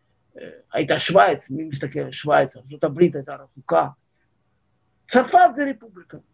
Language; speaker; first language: Hebrew; non-native, fluent; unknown